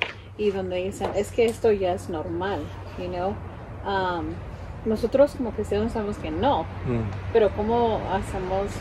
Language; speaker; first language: Spanish; early bilingual, heritage; Spanish